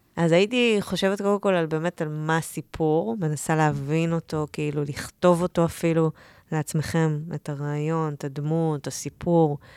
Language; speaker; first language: Hebrew; native; Hebrew